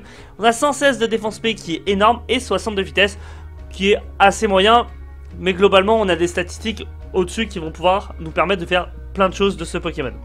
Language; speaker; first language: French; native; French